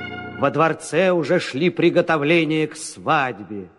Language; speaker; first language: Russian; native; Russian